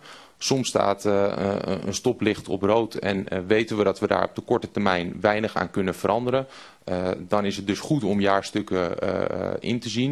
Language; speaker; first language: Dutch; native; Dutch